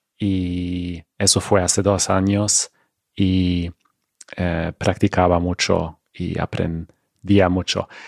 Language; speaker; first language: Spanish; non-native, fluent; German